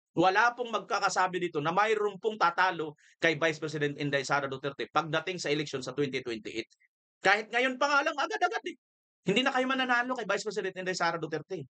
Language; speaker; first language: Filipino; non-native, local second language; Waray